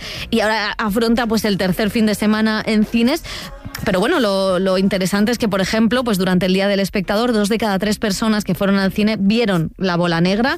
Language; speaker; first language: Spanish; native; Spanish